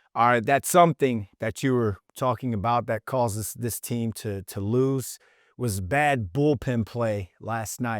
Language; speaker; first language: English; native; English